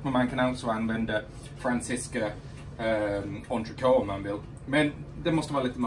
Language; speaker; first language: Swedish; non-native, fluent; English